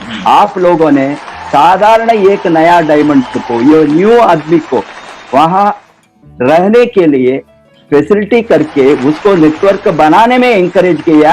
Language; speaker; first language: Hindi; non-native, local second language; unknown